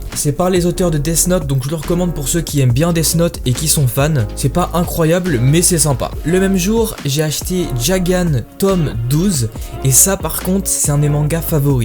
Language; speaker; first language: French; native; French